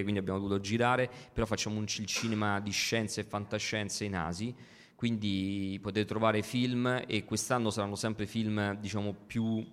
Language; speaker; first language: Italian; native; Italian